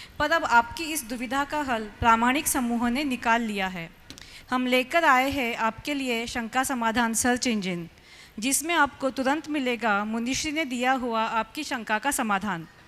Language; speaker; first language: Hindi; native; Hindi